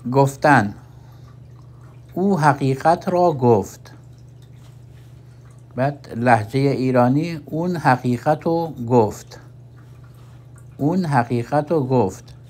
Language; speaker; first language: Persian; non-native, fluent; Urdu